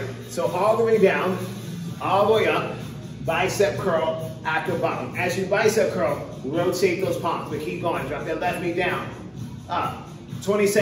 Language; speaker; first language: English; native; English